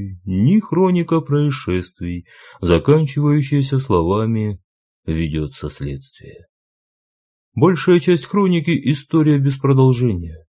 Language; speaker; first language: Russian; native; Russian